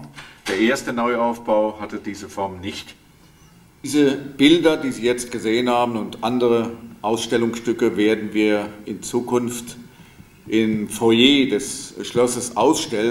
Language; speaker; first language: German; native; German